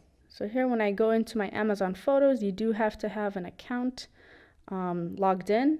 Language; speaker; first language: English; native; English